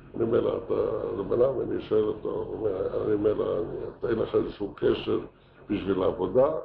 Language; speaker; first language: Hebrew; non-native, fluent; Yiddish